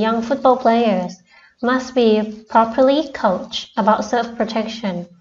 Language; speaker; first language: English; non-native, fluent; Thai